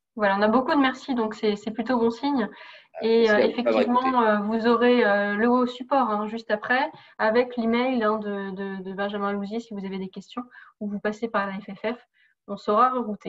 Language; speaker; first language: French; native; French